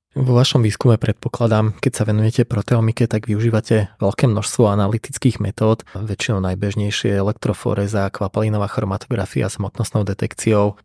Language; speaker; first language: Slovak; native; Slovak